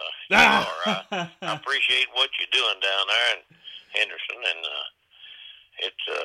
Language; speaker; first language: English; native; English